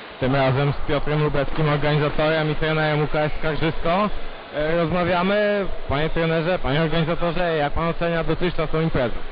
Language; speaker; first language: Polish; native; Polish